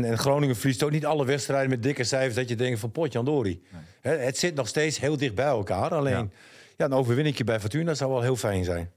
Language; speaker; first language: Dutch; native; Dutch